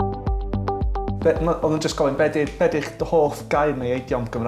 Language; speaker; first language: Welsh; non-native, local second language; English